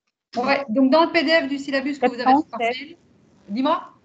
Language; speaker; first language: French; native; French